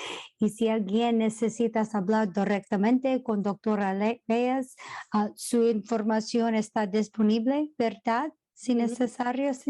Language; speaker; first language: Spanish; non-native, fluent; English